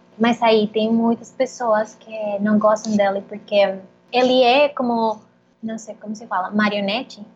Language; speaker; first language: Portuguese; non-native, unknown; Spanish